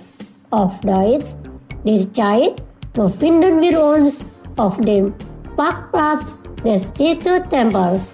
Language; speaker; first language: German; non-native, fluent; Indonesian